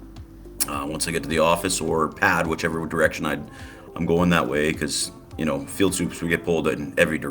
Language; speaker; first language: English; native; English